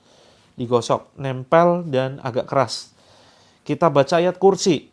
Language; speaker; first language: Indonesian; native; Indonesian